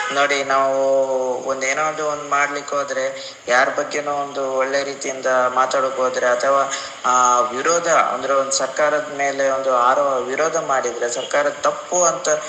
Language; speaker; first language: Kannada; native; Kannada